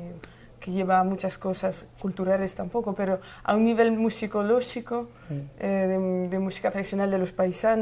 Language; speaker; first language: Spanish; non-native, learner; French